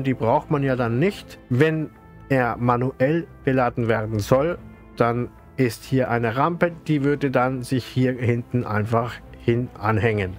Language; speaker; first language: German; native; German